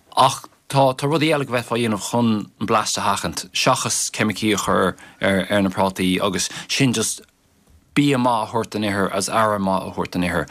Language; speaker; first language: Irish; native; Irish